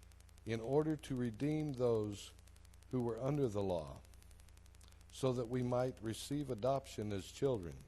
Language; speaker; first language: English; native; English